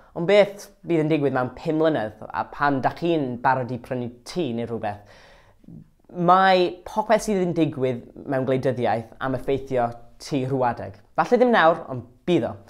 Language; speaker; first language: Welsh; non-native, local second language; English